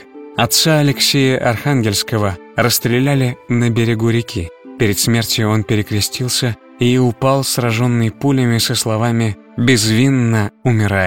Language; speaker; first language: Russian; native; Russian